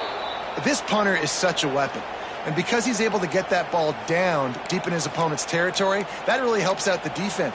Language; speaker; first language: English; native; English